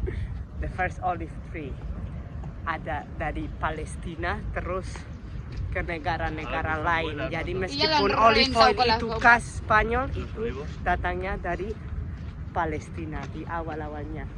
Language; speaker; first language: Indonesian; non-native, fluent; Spanish